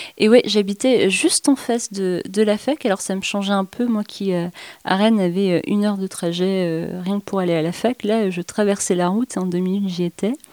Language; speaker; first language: French; native; French